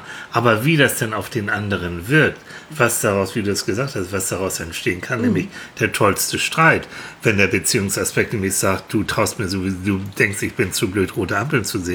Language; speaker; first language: German; native; German